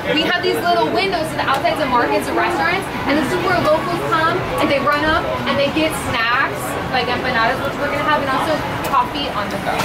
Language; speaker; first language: English; native; English